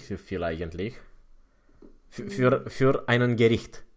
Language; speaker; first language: German; non-native, fluent; Romanian